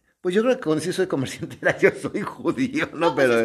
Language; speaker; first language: Spanish; native; Spanish